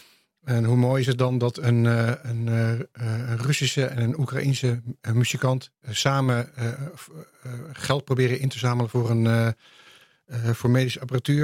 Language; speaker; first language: Dutch; native; Dutch